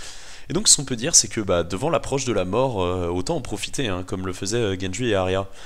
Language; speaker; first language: French; native; French